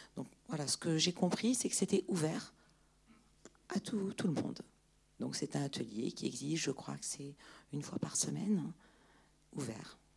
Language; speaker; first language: French; native; French